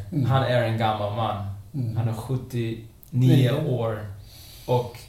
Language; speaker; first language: Swedish; non-native, fluent; English